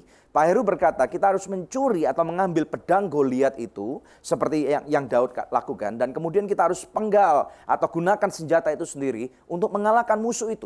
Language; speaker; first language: Indonesian; native; Indonesian